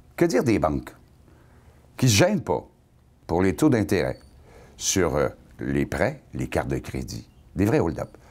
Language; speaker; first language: French; native; French